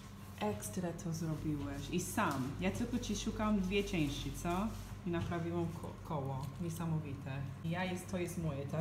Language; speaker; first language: Polish; non-native, learner; English